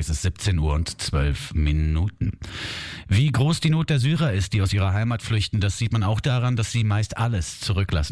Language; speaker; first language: German; native; German